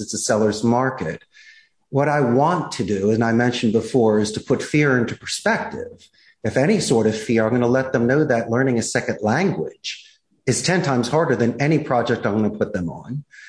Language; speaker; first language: English; native; English